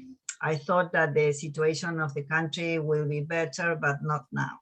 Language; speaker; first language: English; non-native, learner; Spanish